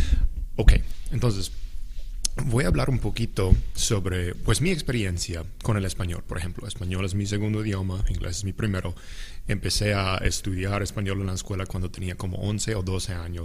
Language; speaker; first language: Spanish; non-native, fluent; English